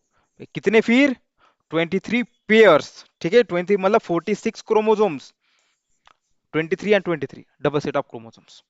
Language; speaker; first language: Hindi; non-native, local second language; Marathi